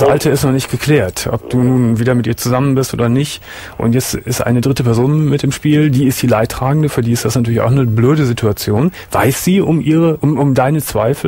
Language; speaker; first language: German; native; German